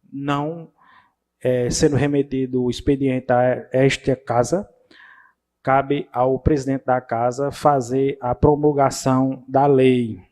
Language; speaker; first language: Portuguese; native; Portuguese